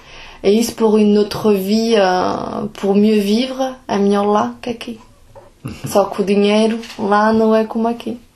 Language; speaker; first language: Portuguese; early bilingual, heritage; Portuguese